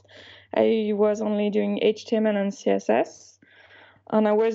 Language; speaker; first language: English; non-native, fluent; Swiss German